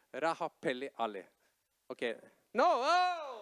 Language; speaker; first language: English; non-native, fluent; Norwegian